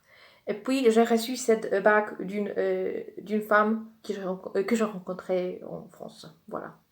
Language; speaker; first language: French; non-native, fluent; Polish